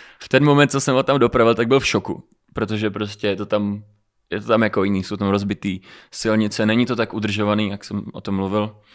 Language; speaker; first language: Czech; early bilingual, other home language; Romanian